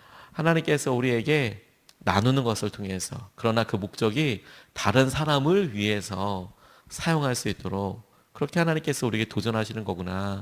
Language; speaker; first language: Korean; native; Korean